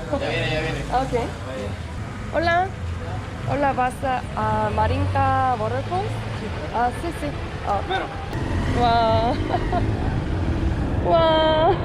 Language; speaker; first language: Spanish; non-native, learner; Korean